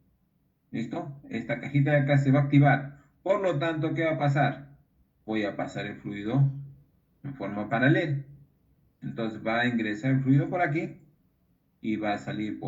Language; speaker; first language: Spanish; native; Spanish